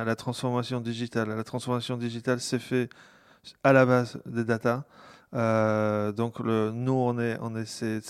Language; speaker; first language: French; non-native, fluent; Polish